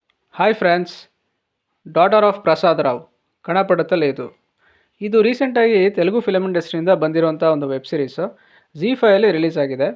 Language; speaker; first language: Kannada; native; Kannada